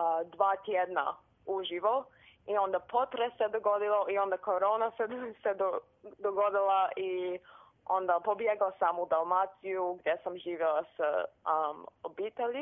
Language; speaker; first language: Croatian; early bilingual, heritage; Croatian